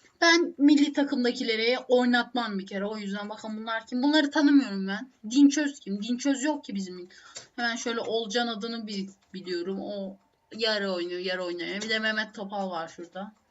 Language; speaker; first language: Turkish; native; Turkish